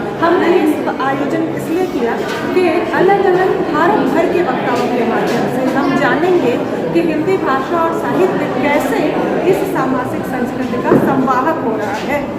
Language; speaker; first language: Hindi; native; Hindi